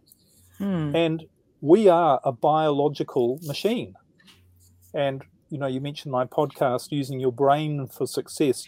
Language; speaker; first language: English; native; English